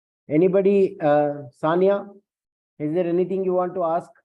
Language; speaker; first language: English; non-native, local second language; Kannada